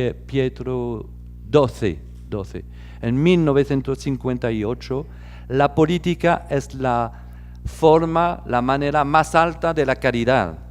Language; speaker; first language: Spanish; non-native, fluent; French